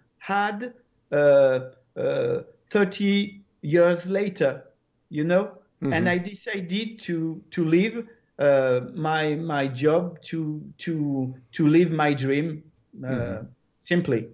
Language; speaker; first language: English; non-native, learner; French